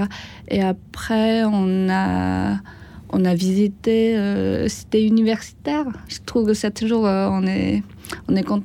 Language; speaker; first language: French; non-native, learner; Chinese